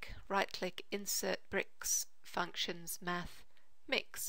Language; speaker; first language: English; native; English